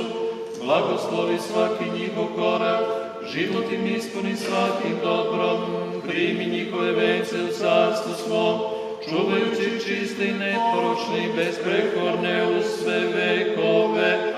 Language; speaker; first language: Bosnian; native; Bosnian